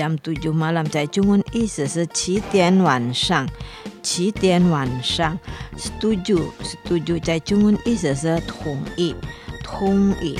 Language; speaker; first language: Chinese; non-native, fluent; Indonesian